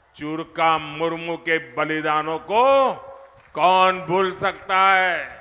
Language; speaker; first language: Hindi; non-native, local second language; Gujarati